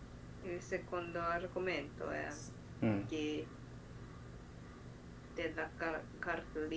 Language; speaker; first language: Italian; non-native, learner; Japanese